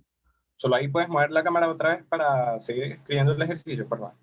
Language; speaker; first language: Spanish; native; Spanish